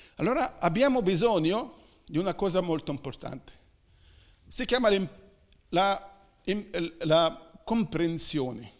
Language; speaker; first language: Italian; non-native, fluent; Arabic